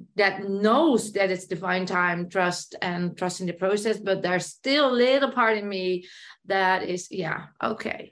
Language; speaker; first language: English; non-native, fluent; Dutch